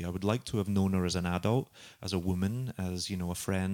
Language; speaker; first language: English; native; English